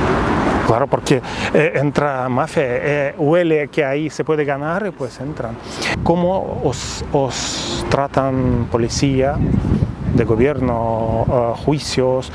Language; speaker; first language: Spanish; non-native, fluent; Russian